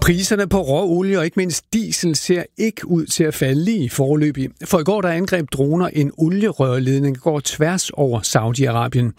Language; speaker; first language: Danish; native; Danish